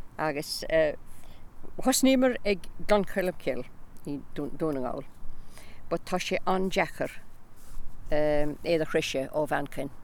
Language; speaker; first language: Irish; non-native, local second language; English